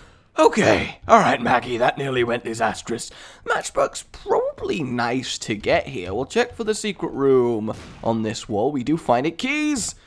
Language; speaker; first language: English; native; English